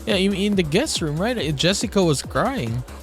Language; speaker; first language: English; native; English